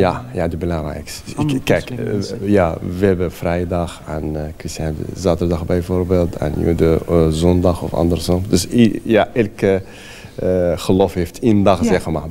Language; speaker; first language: Dutch; non-native, fluent; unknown